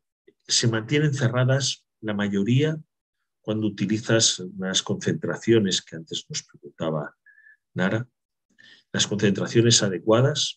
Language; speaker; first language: Spanish; native; Spanish